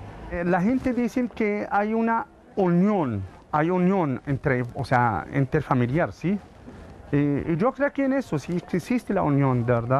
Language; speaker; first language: Spanish; non-native, fluent; Arabic